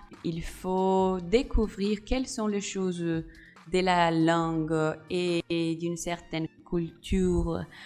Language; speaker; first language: French; non-native, fluent; Portuguese